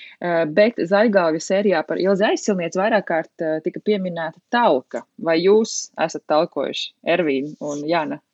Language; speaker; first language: Latvian; native; Latvian